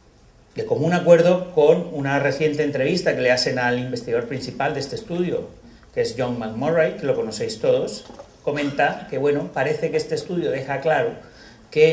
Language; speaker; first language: Spanish; native; Spanish